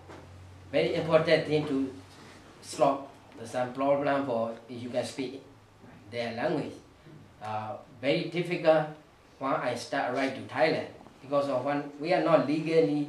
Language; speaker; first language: English; non-native, learner; Burmese